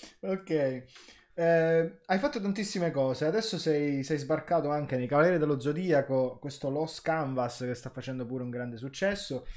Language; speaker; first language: Italian; native; Italian